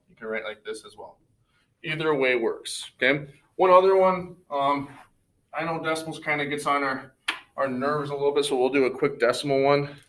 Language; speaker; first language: English; native; English